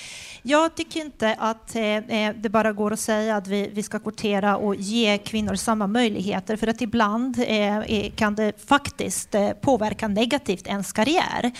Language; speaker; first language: Swedish; non-native, fluent; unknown